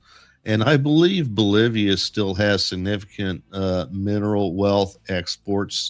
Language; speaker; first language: English; native; English